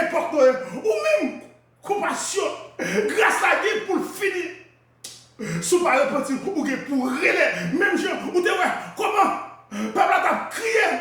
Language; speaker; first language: French; non-native, local second language; Haitian Creole